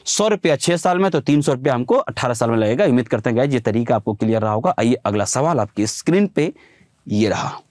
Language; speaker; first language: Hindi; native; Hindi